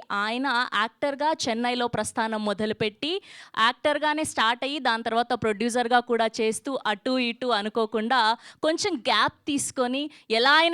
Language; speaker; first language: Telugu; native; Telugu